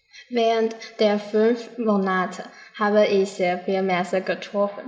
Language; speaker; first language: German; non-native, learner; Chinese